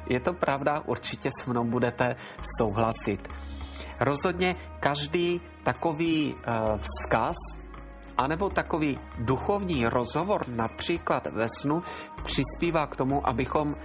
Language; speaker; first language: Czech; native; Czech